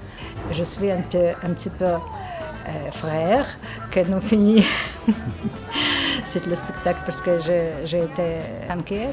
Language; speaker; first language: French; non-native, learner; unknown